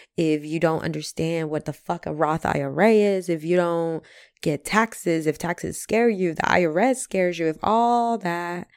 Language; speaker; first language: English; early bilingual, other home language; Spanish